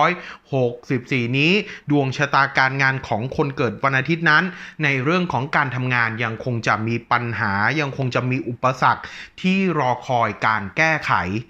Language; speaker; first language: Thai; native; Thai